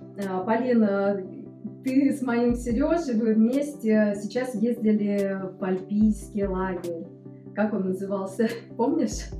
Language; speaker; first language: Russian; native; Russian